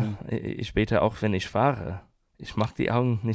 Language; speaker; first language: German; non-native, learner; English